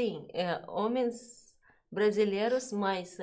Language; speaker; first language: Portuguese; non-native, learner; Russian